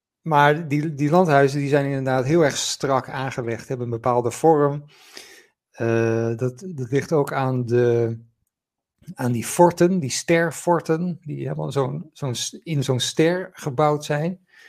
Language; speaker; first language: Dutch; native; Dutch